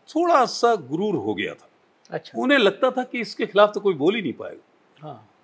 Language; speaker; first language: Hindi; native; Hindi